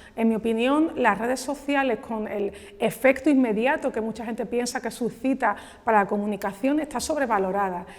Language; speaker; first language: Spanish; native; Spanish